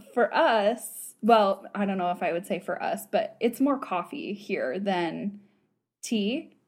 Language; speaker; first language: English; native; English